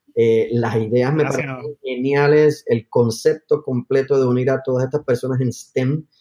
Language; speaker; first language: Spanish; native; Spanish